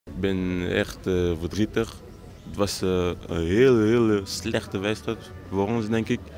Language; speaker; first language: Dutch; non-native, local second language; French